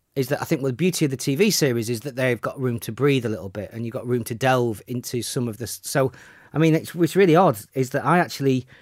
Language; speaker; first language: English; native; English